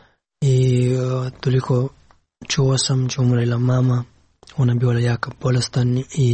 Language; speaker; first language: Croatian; non-native, learner; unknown